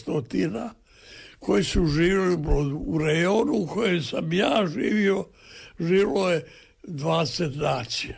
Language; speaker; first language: Serbian; native; Serbian